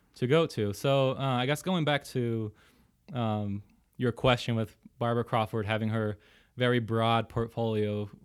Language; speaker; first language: English; early bilingual, other home language; Portuguese